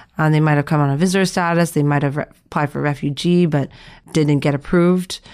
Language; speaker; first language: English; early bilingual, other home language; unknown